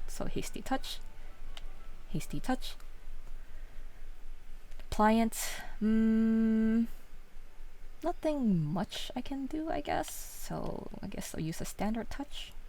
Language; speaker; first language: English; native; English